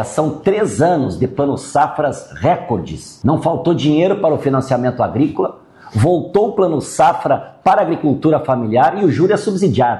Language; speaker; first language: Portuguese; native; Portuguese